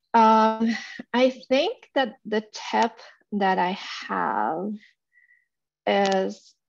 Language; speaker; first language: English; non-native, fluent; Portuguese